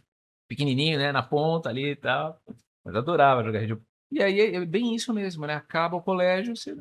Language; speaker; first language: Portuguese; native; Portuguese